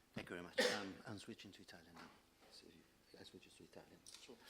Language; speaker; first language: English; non-native, fluent; Italian